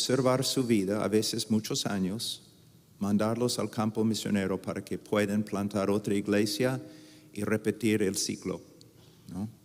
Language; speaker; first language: Spanish; non-native, fluent; English